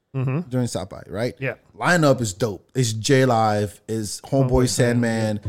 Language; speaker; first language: English; non-native, fluent; French